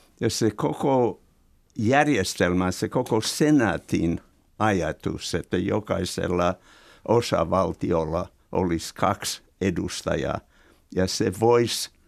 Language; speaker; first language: Finnish; non-native, fluent; English